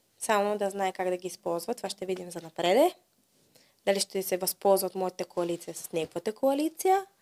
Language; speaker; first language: Bulgarian; native; Bulgarian